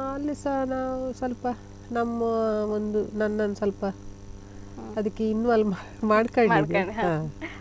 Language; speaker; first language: Kannada; native; Kannada